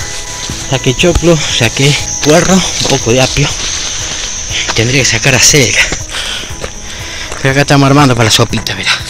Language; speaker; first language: Spanish; native; Spanish